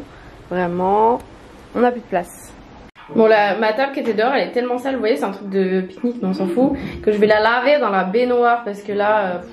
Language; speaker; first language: French; native; French